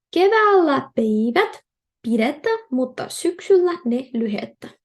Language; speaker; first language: Finnish; non-native, fluent; Ukrainian